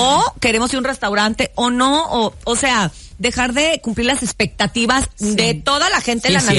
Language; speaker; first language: Spanish; native; Spanish